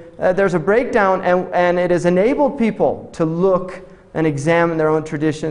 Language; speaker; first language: English; native; English